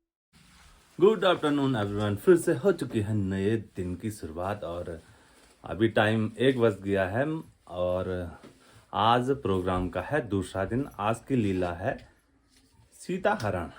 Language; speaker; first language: Hindi; native; Hindi